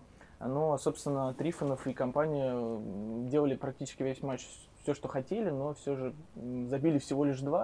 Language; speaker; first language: Russian; native; Russian